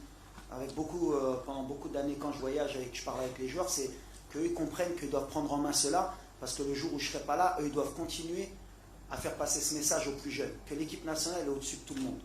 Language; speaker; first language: French; native; French